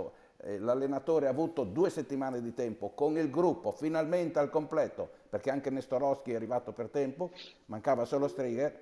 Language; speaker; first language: Italian; native; Italian